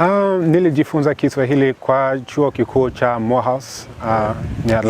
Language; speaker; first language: Swahili; non-native, learner; English